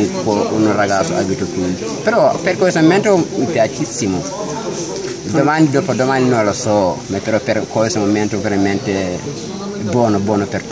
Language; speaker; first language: Italian; non-native, learner; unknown